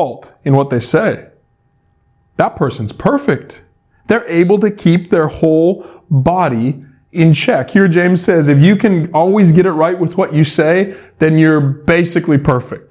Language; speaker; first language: English; native; English